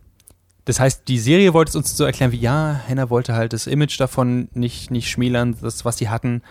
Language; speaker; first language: German; native; German